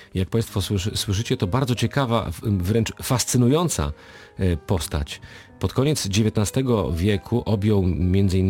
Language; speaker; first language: Polish; native; Polish